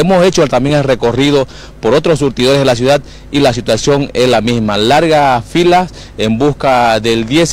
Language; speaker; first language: Spanish; native; Spanish